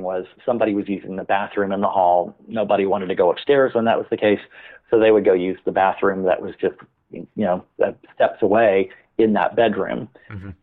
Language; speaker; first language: English; native; English